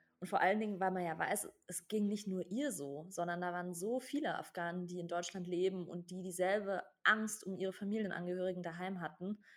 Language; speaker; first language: German; native; German